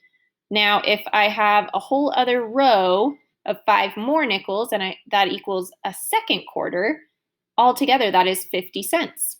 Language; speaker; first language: English; native; English